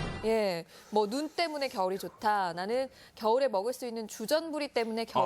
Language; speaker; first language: Korean; native; Korean